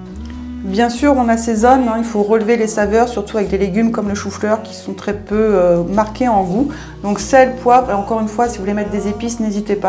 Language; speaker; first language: French; native; French